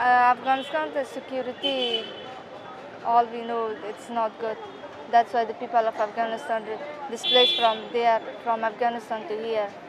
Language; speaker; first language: Hindi; non-native, learner; Persian